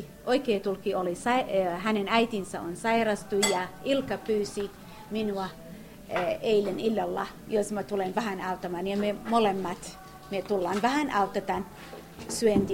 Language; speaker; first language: Finnish; non-native, learner; Kurdish